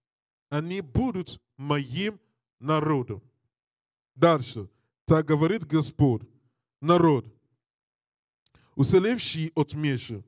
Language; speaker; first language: Russian; non-native, learner; English